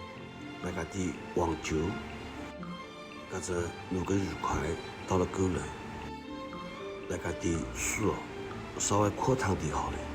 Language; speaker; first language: Chinese; non-native, local second language; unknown